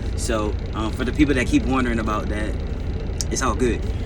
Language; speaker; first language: English; native; English